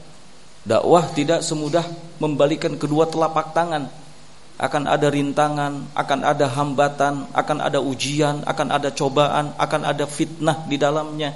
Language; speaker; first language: Indonesian; native; Indonesian